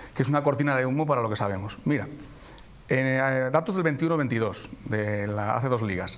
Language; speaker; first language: Spanish; native; Spanish